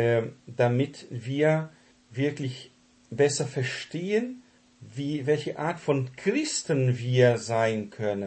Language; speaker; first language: German; non-native, fluent; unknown